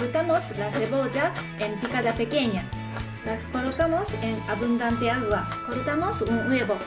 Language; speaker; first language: Spanish; non-native, learner; Japanese